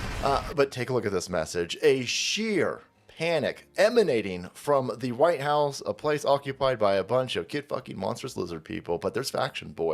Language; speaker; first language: English; native; English